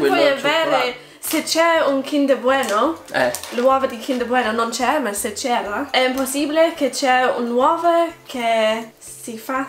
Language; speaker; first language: Italian; non-native, fluent; English